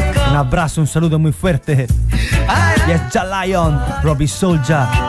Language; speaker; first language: Spanish; native; Spanish